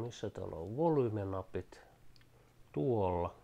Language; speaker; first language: Finnish; native; Finnish